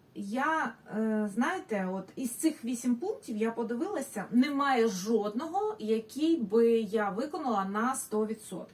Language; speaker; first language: Ukrainian; non-native, local second language; Russian